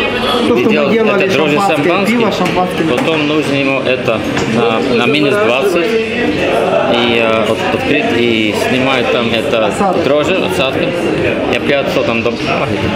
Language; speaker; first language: Russian; non-native, learner; Dutch